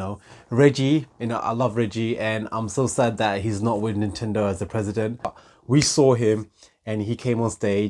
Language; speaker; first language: English; native; English